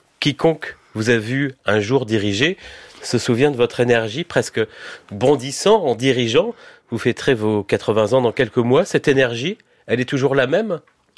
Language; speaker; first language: French; native; French